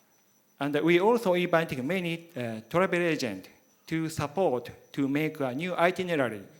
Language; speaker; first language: English; non-native, learner; Japanese